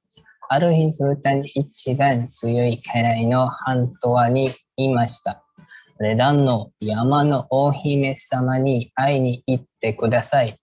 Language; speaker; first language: Japanese; non-native, learner; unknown